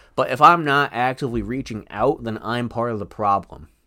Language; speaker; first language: English; native; English